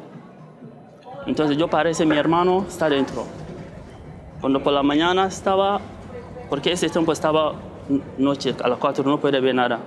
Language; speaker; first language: Spanish; non-native, learner; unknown